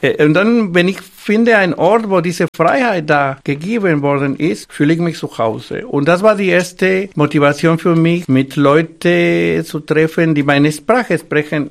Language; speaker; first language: German; non-native, fluent; Spanish